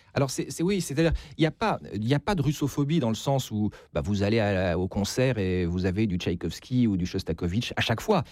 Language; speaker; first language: French; native; French